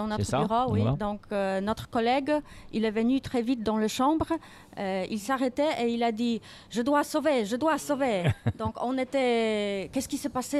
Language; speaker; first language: French; non-native, fluent; Polish